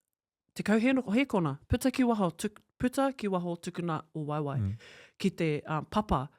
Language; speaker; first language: Māori; non-native, local second language; English